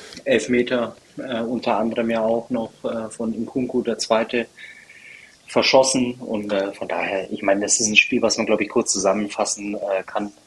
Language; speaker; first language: German; native; German